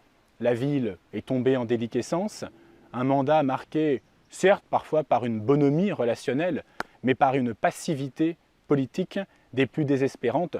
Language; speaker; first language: French; native; French